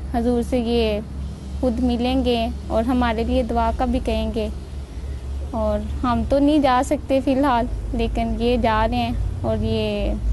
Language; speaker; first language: Urdu; native; Urdu